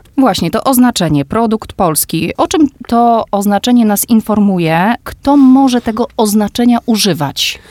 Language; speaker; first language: Polish; native; Polish